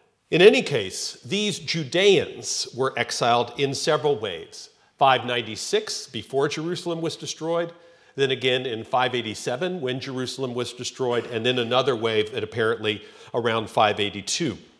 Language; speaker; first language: English; native; English